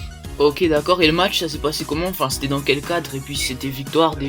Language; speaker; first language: French; native; French